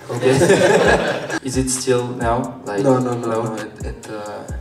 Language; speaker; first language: English; non-native, fluent; Dutch